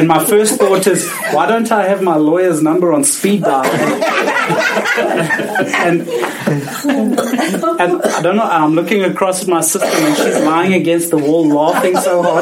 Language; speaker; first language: English; native; English